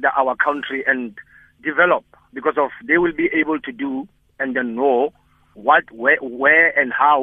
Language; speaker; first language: English; non-native, local second language; Tswana